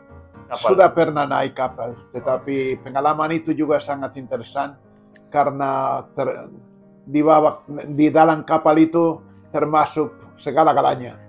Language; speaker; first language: Indonesian; non-native, fluent; Spanish